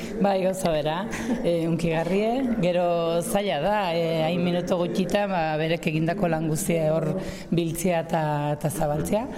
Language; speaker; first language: Basque; native; Basque